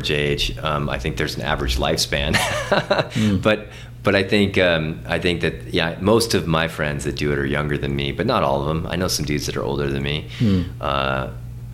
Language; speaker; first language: English; native; English